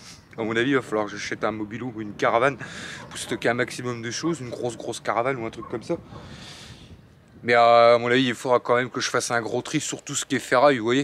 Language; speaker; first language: French; native; French